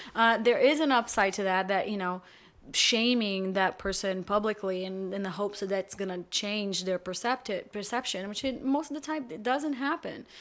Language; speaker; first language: English; non-native, fluent; Portuguese